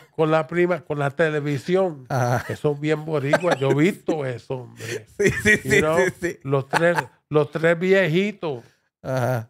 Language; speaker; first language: Spanish; early bilingual, heritage; Spanish